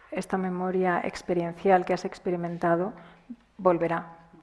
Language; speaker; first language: Spanish; native; Spanish